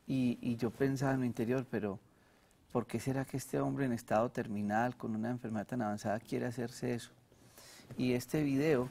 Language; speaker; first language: Spanish; native; Spanish